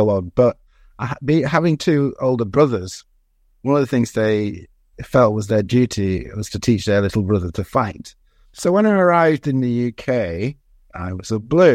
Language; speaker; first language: English; early bilingual, other home language; Jamaican Creole English